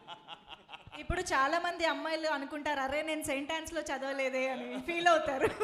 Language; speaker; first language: Telugu; native; Telugu